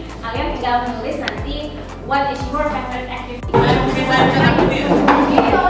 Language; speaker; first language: English; non-native, fluent; Indonesian